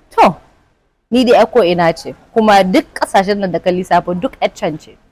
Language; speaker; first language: Hausa; non-native, fluent; Fula